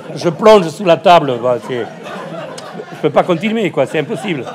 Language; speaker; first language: French; native; French